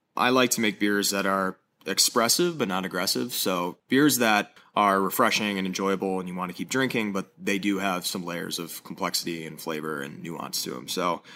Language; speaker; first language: English; native; English